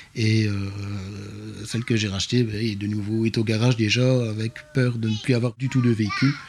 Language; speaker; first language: French; native; French